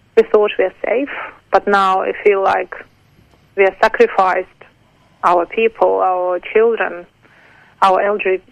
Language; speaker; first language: English; non-native, fluent; Ukrainian